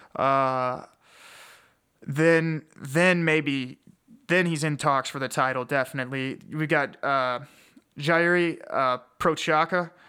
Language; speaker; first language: English; native; English